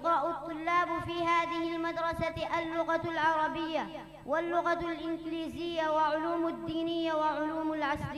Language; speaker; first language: Arabic; non-native, learner; Pashto